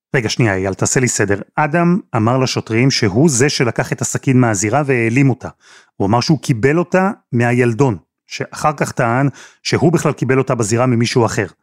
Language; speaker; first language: Hebrew; native; Hebrew